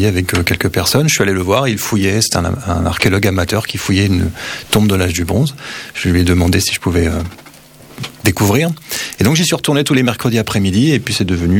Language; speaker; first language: French; native; French